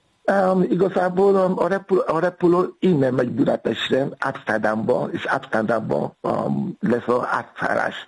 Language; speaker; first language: Hungarian; non-native, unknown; Yoruba